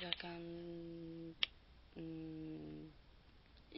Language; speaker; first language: Japanese; non-native, learner; Spanish